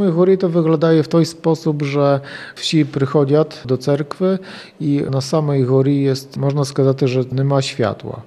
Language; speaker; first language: Polish; non-native, local second language; Ukrainian